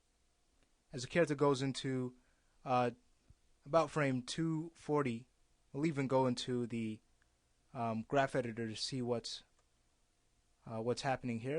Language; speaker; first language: English; native; English